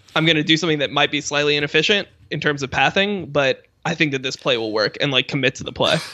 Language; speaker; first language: English; native; English